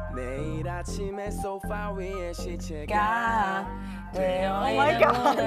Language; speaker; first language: Korean; non-native, learner; German